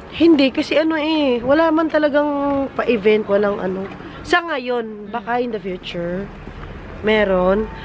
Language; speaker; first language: Filipino; non-native, local second language; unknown